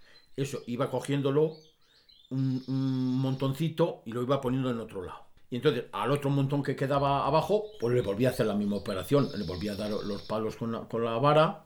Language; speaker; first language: Spanish; native; Spanish